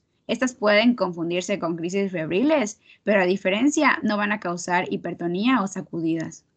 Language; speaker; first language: Spanish; native; Spanish